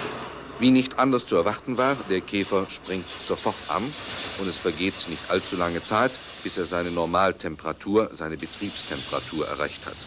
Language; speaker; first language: German; native; German